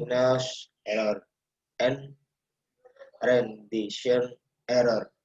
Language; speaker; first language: English; non-native, learner; Indonesian